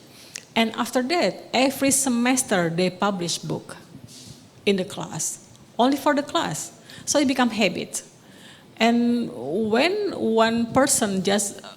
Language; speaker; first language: English; non-native, local second language; Indonesian